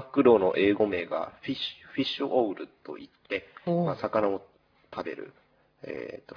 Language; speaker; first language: Japanese; native; Japanese